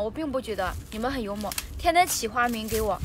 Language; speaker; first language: Chinese; native; Chinese